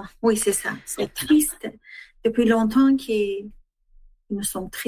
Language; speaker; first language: French; non-native, learner; Persian